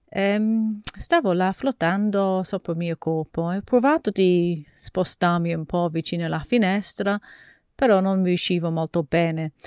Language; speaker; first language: Italian; non-native, fluent; English